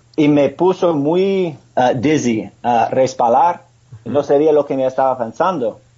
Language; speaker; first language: Spanish; non-native, fluent; English